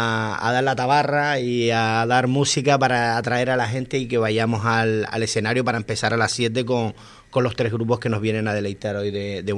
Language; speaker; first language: Spanish; native; Spanish